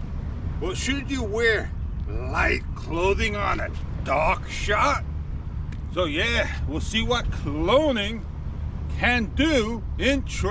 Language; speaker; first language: English; native; English